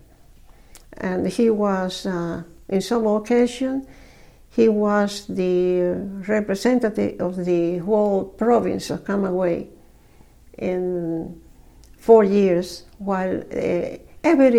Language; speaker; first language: English; non-native, fluent; Spanish